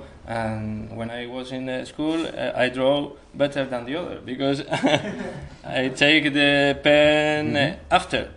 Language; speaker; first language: English; non-native, learner; Spanish